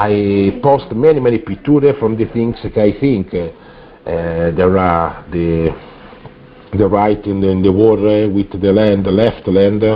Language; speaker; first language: English; non-native, learner; Italian